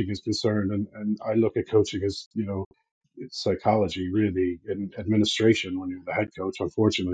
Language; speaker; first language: English; native; English